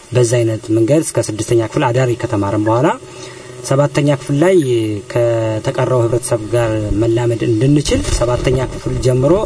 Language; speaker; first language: Amharic; native; Amharic